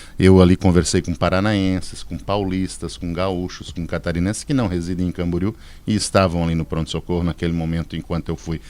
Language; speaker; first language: Portuguese; native; Portuguese